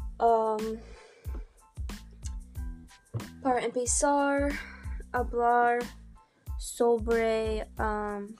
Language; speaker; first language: Spanish; non-native, learner; English